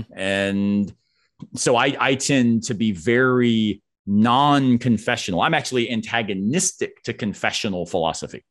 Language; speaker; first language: English; native; English